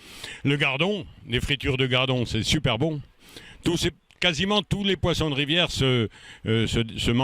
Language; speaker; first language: French; native; French